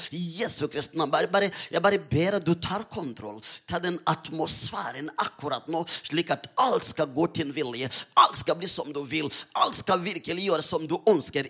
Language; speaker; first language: Norwegian; non-native, fluent; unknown